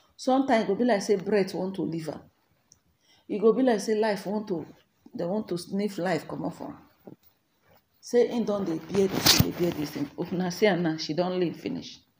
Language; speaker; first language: Nigerian Pidgin; non-native, local second language; Igbo